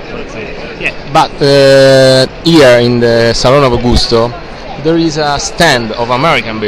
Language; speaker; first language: English; non-native, learner; Italian